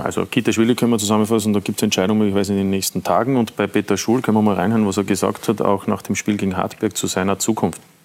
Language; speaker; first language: German; native; German